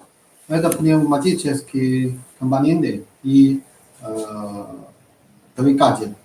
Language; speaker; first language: Russian; non-native, learner; Chinese